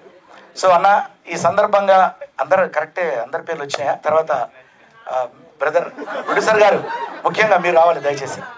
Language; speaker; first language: Telugu; native; Telugu